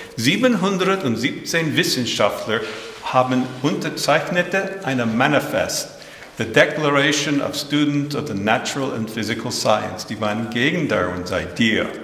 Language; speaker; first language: German; early bilingual, heritage; German